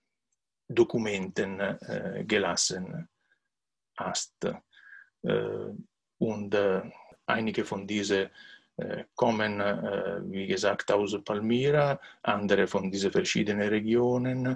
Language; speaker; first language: German; non-native, learner; Italian